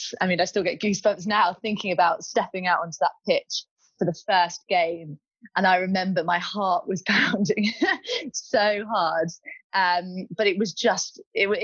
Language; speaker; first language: English; native; English